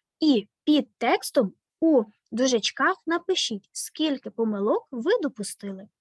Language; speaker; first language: Ukrainian; native; Ukrainian